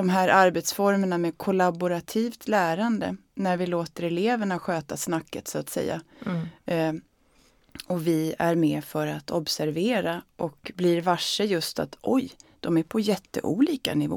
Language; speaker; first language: Swedish; native; Swedish